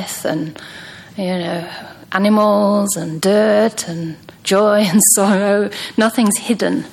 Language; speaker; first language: English; native; English